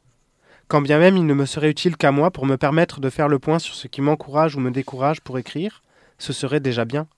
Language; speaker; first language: French; native; French